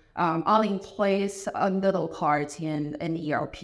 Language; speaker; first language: English; non-native, fluent; Chinese